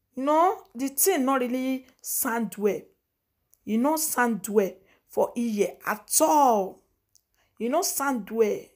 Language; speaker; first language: Nigerian Pidgin; non-native, local second language; Igbo